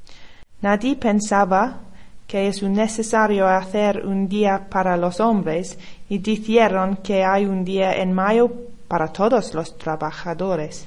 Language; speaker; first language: Spanish; non-native, learner; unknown